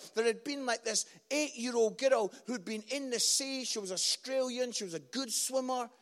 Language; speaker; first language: English; native; English